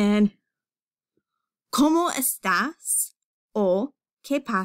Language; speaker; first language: Spanish; non-native, fluent; English